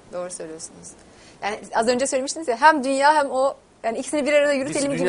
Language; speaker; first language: Turkish; native; Turkish